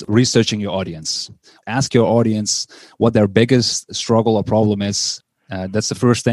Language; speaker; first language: English; non-native, fluent; Dutch